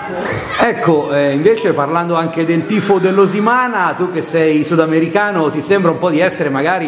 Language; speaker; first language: Italian; native; Italian